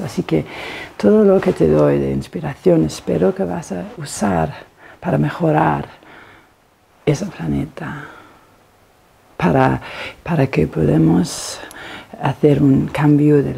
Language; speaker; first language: Spanish; non-native, fluent; Danish